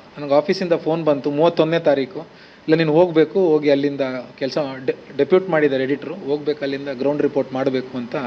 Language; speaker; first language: Kannada; native; Kannada